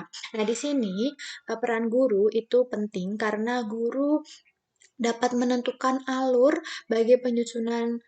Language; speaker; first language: Indonesian; native; Indonesian